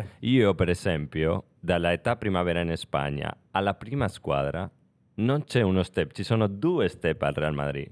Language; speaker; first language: Italian; non-native, fluent; Spanish